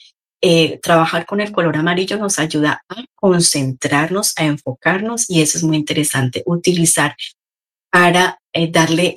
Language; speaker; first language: Spanish; native; Spanish